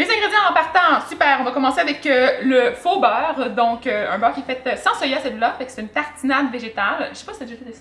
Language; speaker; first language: French; native; French